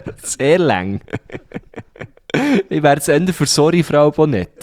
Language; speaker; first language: German; native; German